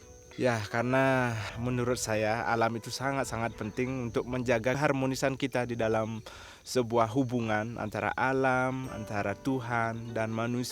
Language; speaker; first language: Indonesian; non-native, local second language; Balinese